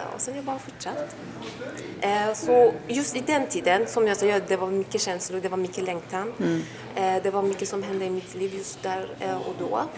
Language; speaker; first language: Swedish; non-native, fluent; Persian